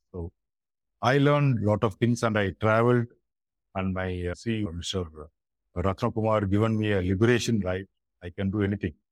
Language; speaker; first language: English; non-native, local second language; Tamil